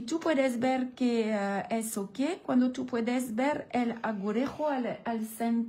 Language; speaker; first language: Spanish; non-native, learner; French